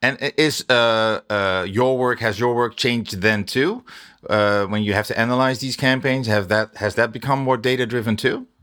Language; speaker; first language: English; non-native, fluent; Dutch